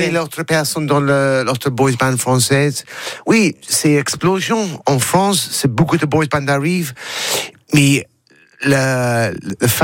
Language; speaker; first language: French; non-native, learner; English